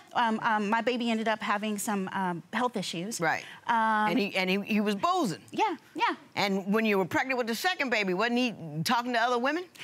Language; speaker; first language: English; native; English